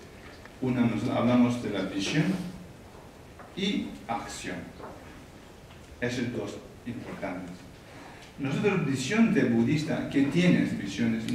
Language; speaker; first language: Spanish; non-native, learner; Tibetan